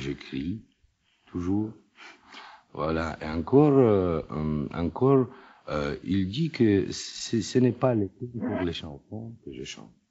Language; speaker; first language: French; non-native, learner; Russian